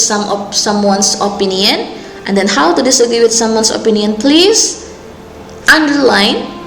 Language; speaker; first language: English; non-native, local second language; Indonesian